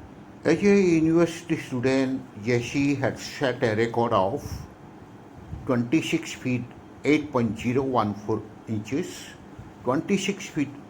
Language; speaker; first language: English; non-native, local second language; Odia